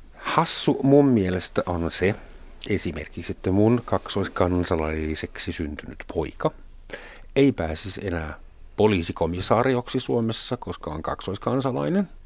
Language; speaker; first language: Finnish; non-native, fluent; German